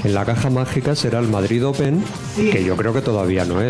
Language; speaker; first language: Spanish; native; Spanish